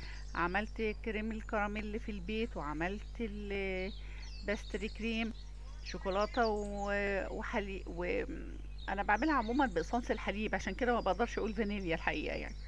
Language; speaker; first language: Arabic; native; Arabic